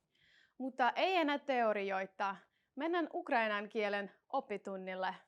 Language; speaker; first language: Finnish; non-native, fluent; Ukrainian